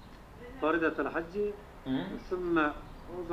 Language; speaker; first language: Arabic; non-native, learner; Turkish